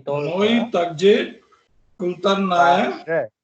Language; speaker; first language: Russian; non-native, learner; Hindi